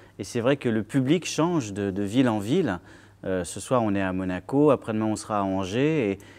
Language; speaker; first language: French; native; French